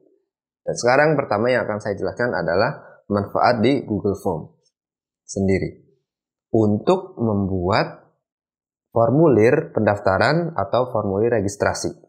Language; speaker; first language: Indonesian; native; Indonesian